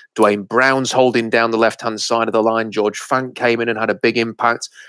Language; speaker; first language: English; native; English